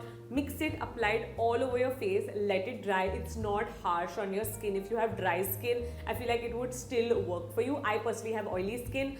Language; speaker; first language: English; non-native, local second language; Hindi